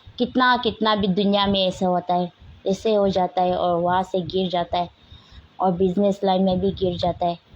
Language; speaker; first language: Hindi; non-native, local second language; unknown